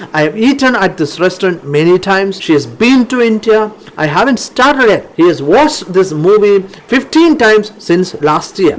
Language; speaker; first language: English; non-native, local second language; Malayalam